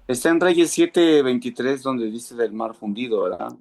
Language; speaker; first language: Spanish; native; Spanish